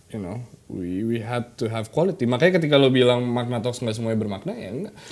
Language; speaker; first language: Indonesian; native; Indonesian